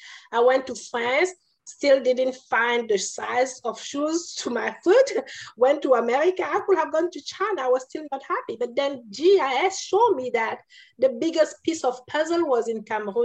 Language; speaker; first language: English; non-native, local second language; French